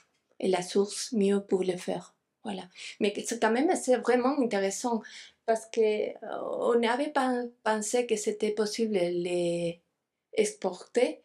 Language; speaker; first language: French; non-native, fluent; Spanish